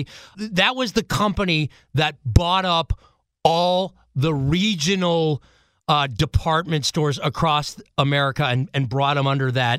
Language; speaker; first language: English; native; English